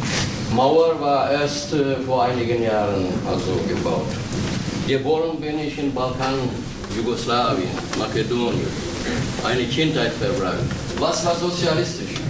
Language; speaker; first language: German; non-native, fluent; Turkish